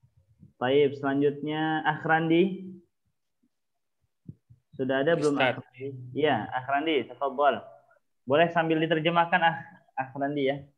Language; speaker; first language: Indonesian; native; Indonesian